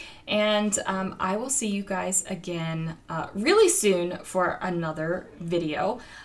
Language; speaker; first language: English; native; English